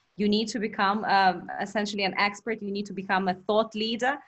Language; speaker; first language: English; non-native, fluent; Russian